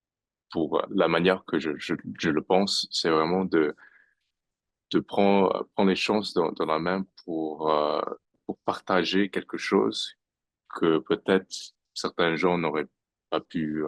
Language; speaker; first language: French; non-native, fluent; English